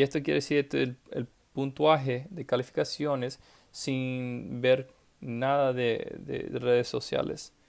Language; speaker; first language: Spanish; early bilingual, heritage; English